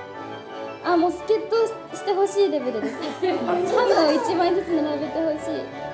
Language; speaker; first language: Japanese; native; Japanese